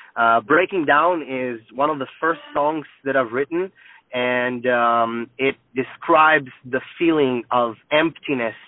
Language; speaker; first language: English; non-native, fluent; Hebrew